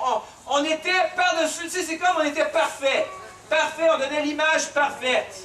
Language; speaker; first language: French; native; French